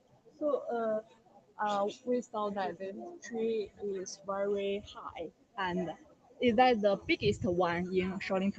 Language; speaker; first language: English; non-native, learner; Chinese